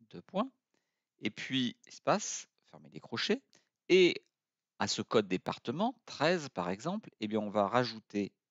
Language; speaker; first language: French; native; French